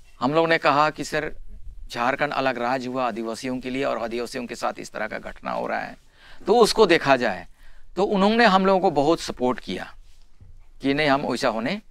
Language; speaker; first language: Hindi; non-native, local second language; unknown